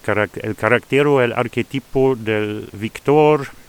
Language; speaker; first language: Spanish; non-native, fluent; Luxembourgish